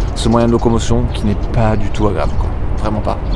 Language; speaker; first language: French; native; French